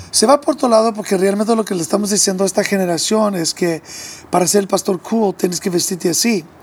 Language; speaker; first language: Spanish; early bilingual, heritage; English